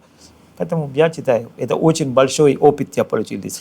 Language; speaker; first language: Russian; non-native, fluent; Sinhala